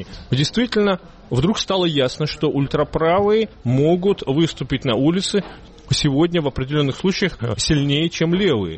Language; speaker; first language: Russian; native; Russian